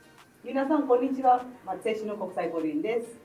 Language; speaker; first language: Japanese; non-native, fluent; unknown